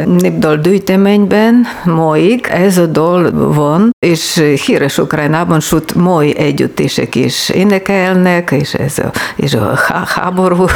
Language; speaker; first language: Hungarian; non-native, learner; Ukrainian